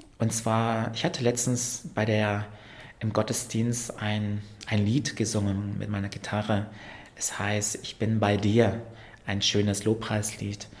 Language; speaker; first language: German; early bilingual, other home language; Vietnamese